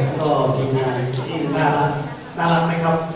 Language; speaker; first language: Thai; native; Thai